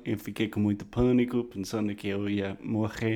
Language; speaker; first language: Portuguese; non-native, fluent; English